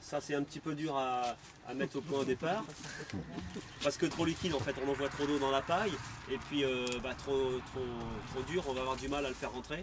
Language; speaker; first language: French; native; French